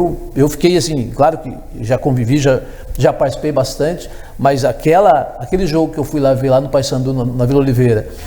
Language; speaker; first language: Portuguese; native; Portuguese